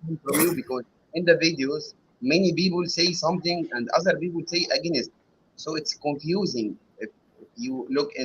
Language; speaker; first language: English; non-native, learner; Arabic